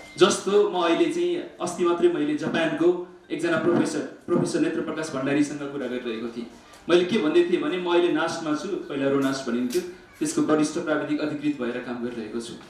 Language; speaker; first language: Nepali; native; Nepali